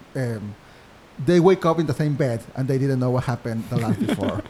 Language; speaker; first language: English; non-native, fluent; Spanish